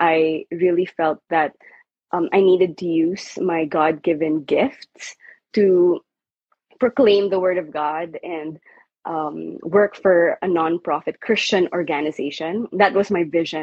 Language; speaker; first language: English; non-native, local second language; Filipino